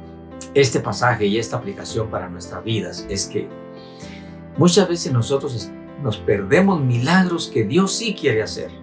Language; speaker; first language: Spanish; native; Spanish